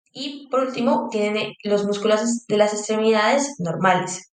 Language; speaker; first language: Spanish; native; Spanish